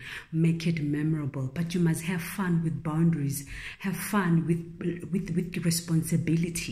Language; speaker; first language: English; non-native, local second language; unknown